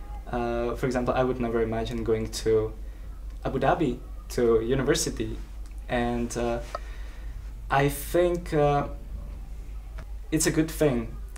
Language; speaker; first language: English; non-native, fluent; Czech